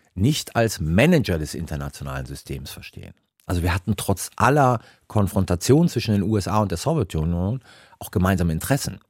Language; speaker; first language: German; native; German